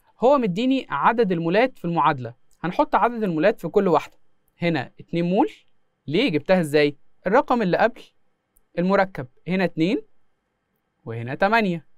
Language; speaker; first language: Arabic; native; Arabic